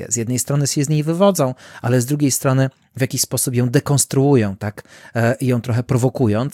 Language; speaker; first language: Polish; native; Polish